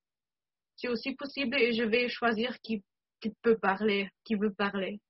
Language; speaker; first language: French; non-native, fluent; German